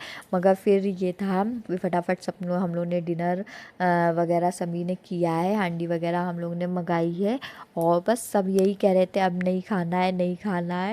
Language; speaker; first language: Hindi; native; Hindi